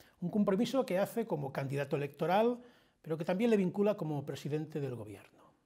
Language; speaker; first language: Spanish; non-native, local second language; Catalan